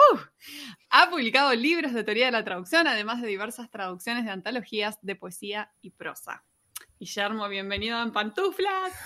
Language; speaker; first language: Spanish; native; Spanish